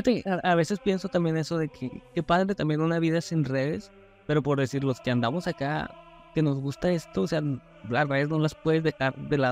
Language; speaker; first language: Spanish; native; Spanish